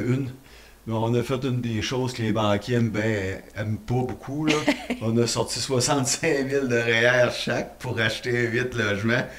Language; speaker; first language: French; native; French